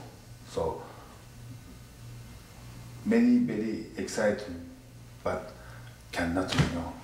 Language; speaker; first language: English; non-native, learner; Japanese